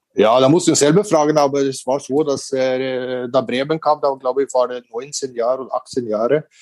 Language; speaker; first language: German; non-native, fluent; Norwegian